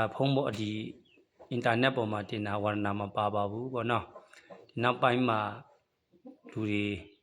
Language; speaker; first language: Burmese; non-native, local second language; Shwe Palaung